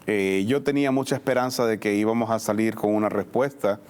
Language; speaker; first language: Spanish; native; Spanish